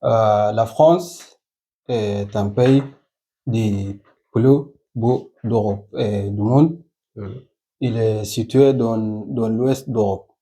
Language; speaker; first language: French; non-native, learner; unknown